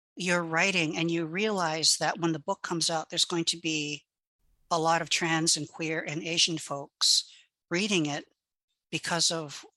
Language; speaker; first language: English; early bilingual, other home language; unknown